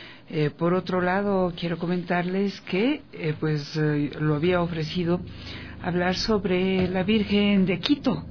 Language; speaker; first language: Spanish; native; Spanish